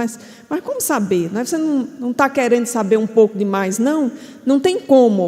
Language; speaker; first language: Portuguese; native; Portuguese